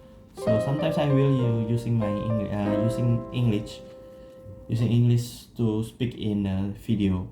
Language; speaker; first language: English; non-native, learner; Indonesian